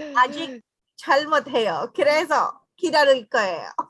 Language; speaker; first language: Korean; non-native, learner; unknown